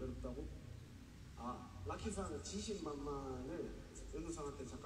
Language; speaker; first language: Korean; native; Korean